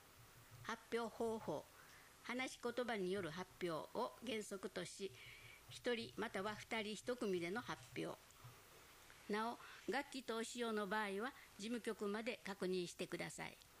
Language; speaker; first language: Japanese; native; Japanese